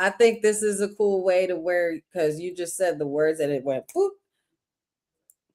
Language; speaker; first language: English; native; English